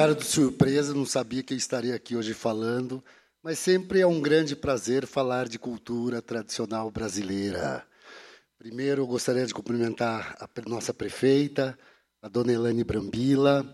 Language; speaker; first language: Portuguese; native; Portuguese